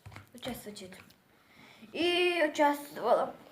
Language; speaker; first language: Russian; non-native, local second language; Kazakh